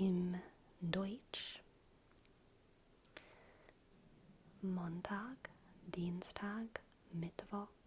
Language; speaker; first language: German; non-native, learner; English